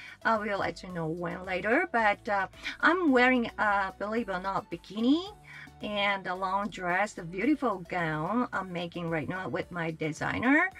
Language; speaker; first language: English; non-native, fluent; Japanese